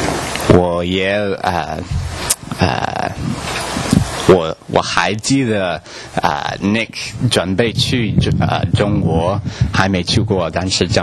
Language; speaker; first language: Chinese; non-native, learner; English